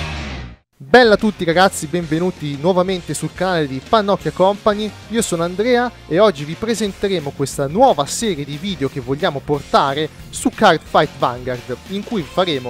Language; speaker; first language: Italian; native; Italian